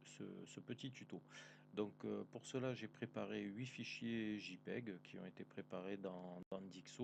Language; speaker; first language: French; native; French